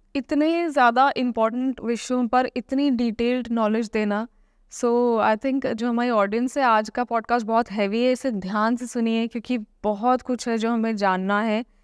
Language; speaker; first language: Hindi; native; Hindi